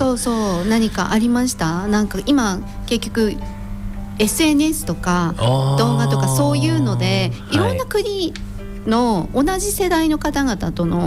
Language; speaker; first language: Japanese; native; Japanese